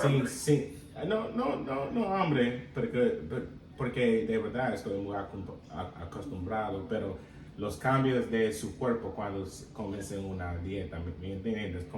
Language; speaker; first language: Spanish; non-native, learner; English